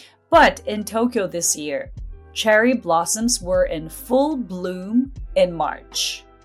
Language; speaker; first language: English; non-native, fluent; Japanese